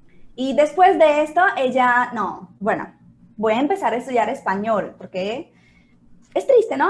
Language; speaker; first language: Spanish; non-native, fluent; Portuguese